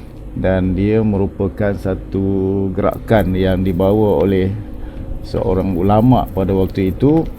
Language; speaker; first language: Malay; native; Malay